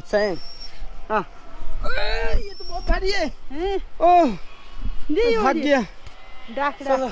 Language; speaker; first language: Hindi; non-native, learner; Bangla